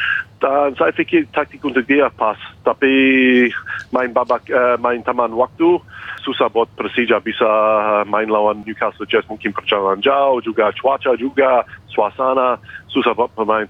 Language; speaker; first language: Indonesian; non-native, fluent; English